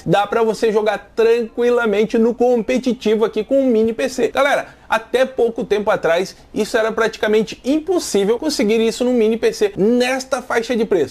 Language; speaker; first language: Portuguese; native; Portuguese